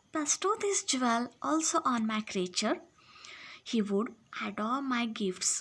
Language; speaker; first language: English; non-native, local second language; Marathi